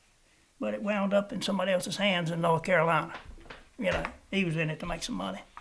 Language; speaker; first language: English; native; English